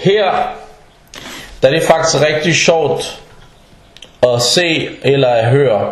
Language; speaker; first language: Danish; non-native, fluent; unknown